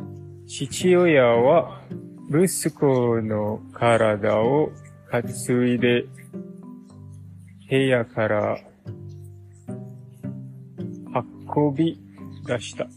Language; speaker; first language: Japanese; non-native, learner; English